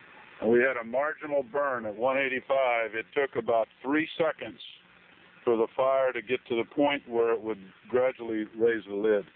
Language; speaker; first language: English; native; English